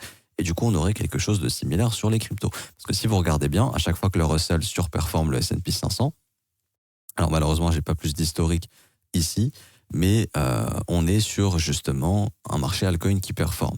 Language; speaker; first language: French; native; French